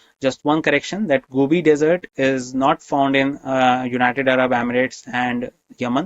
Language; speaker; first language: English; non-native, local second language; Hindi